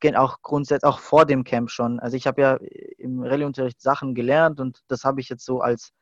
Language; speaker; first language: German; native; German